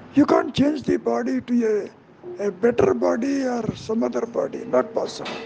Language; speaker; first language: English; non-native, local second language; Telugu